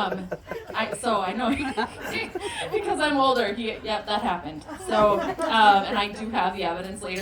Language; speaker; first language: English; native; English